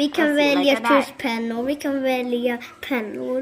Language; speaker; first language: Swedish; early bilingual, other home language; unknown